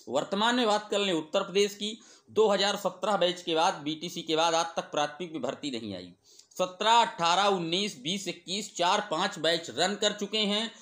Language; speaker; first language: Hindi; native; Hindi